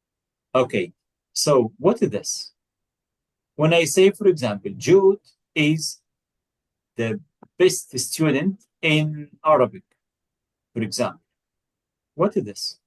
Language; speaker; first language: English; non-native, fluent; Arabic